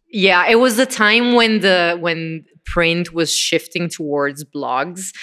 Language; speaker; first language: English; non-native, fluent; Italian